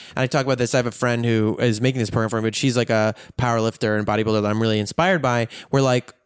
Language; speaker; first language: English; native; English